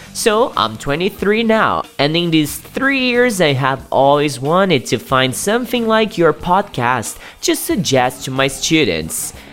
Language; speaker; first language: English; non-native, fluent; Portuguese